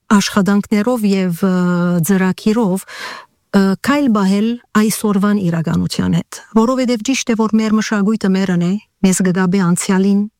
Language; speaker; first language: Armenian; early bilingual, heritage; Armenian